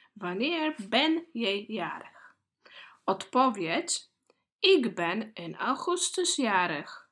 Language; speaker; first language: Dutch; non-native, fluent; Polish